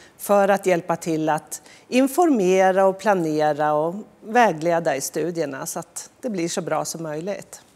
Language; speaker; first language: Swedish; native; Swedish